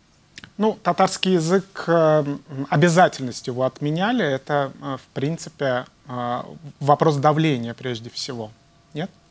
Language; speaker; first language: Russian; native; Russian